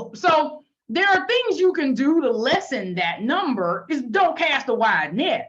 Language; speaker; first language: English; native; English